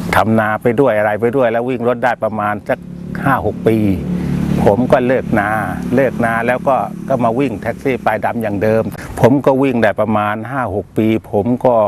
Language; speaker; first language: Thai; native; Thai